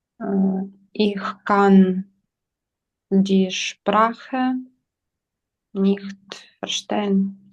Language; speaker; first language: German; non-native, learner; Ukrainian